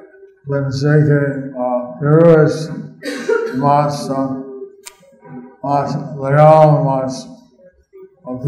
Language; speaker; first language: Spanish; non-native, learner; English